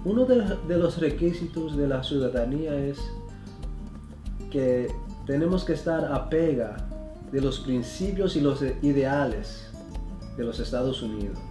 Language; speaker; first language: Spanish; early bilingual, heritage; Spanish